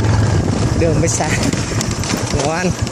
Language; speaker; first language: Vietnamese; native; Vietnamese